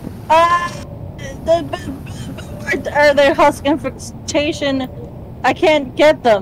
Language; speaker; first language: English; early bilingual, other home language; Spanish